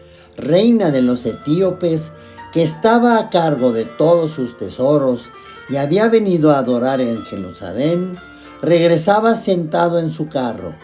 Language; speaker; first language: Spanish; native; Spanish